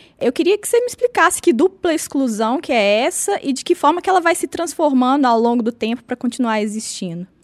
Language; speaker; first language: Portuguese; native; Portuguese